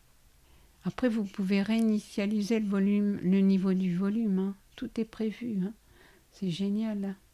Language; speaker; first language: French; native; French